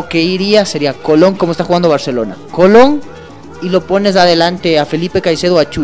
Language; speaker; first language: Spanish; native; Spanish